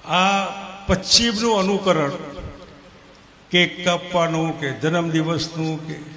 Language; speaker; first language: Gujarati; native; Gujarati